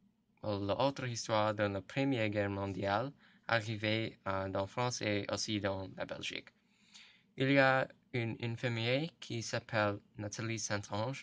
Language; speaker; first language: French; non-native, learner; English